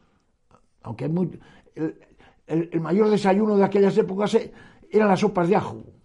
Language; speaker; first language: Spanish; native; Spanish